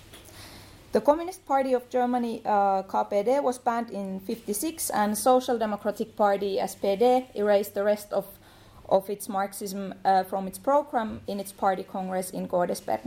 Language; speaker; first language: English; non-native, fluent; Finnish